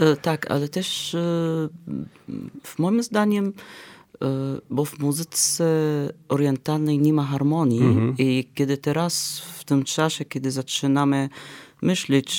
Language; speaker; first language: Polish; non-native, fluent; Arabic